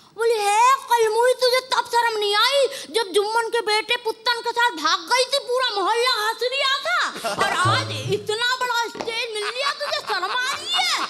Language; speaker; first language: Hindi; native; Hindi